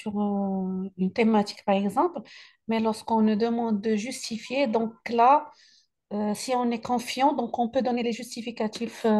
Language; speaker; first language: French; native; French